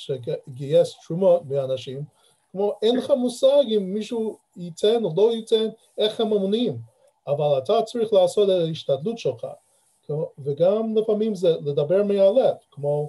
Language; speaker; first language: Hebrew; non-native, fluent; English